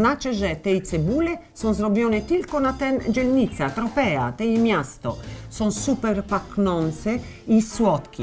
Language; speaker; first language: Polish; non-native, learner; Italian